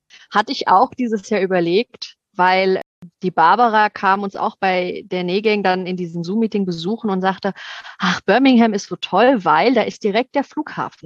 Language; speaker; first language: German; native; German